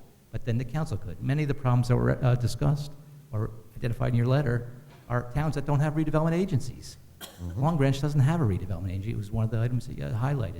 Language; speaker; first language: English; native; English